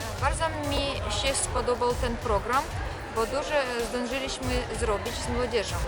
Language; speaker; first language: Polish; non-native, fluent; Russian